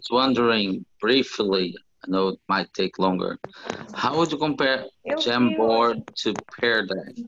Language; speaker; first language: English; non-native, fluent; Portuguese